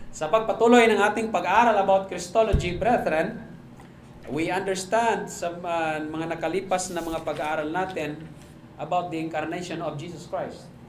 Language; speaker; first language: Filipino; non-native, local second language; Cebuano